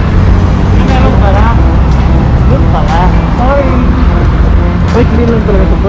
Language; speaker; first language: Filipino; non-native, local second language; Cebuano